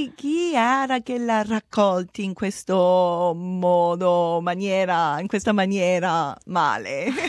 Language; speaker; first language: Italian; early bilingual, heritage; Italian